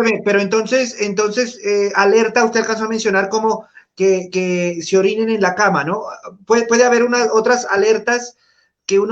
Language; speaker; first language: Spanish; native; Spanish